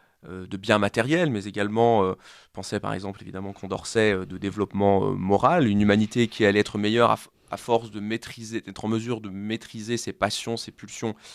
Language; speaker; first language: French; native; French